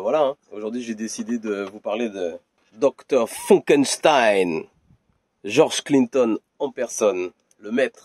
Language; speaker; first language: French; native; French